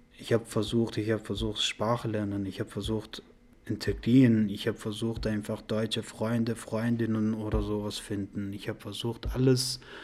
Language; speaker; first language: German; non-native, learner; Persian